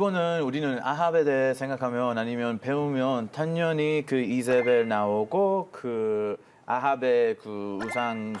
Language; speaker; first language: Korean; non-native, learner; Hebrew